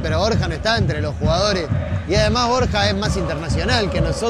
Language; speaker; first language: Spanish; native; Spanish